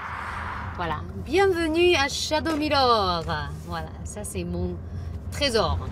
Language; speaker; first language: French; non-native, fluent; Chinese